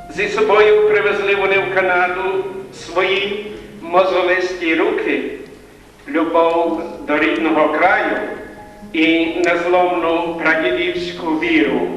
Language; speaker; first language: Ukrainian; native; Ukrainian